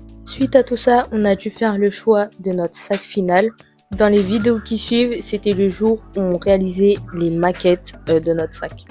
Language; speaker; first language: French; native; French